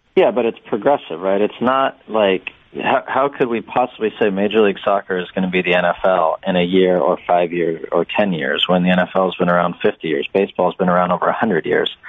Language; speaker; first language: English; native; English